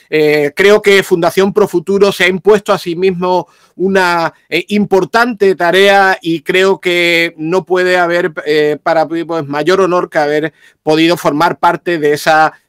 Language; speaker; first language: Spanish; native; Spanish